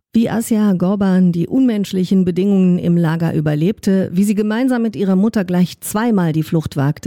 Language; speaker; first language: German; native; German